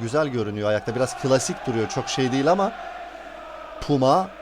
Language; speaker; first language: Turkish; native; Turkish